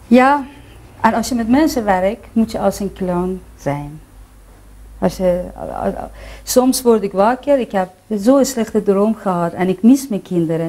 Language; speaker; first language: Dutch; non-native, fluent; Persian